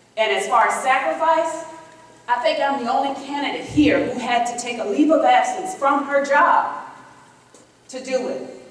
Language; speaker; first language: English; native; English